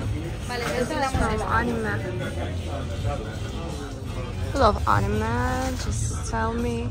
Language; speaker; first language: English; non-native, learner; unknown